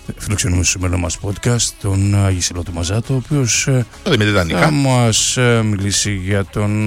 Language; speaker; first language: Greek; native; Greek